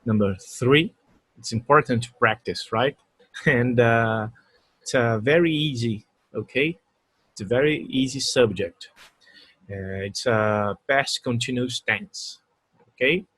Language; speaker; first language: English; non-native, fluent; Portuguese